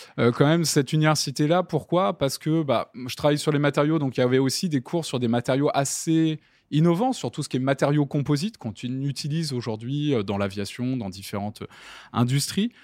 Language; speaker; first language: French; native; French